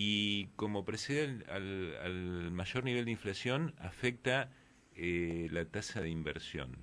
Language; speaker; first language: Spanish; native; Spanish